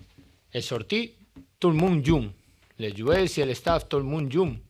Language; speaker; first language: French; non-native, learner; Spanish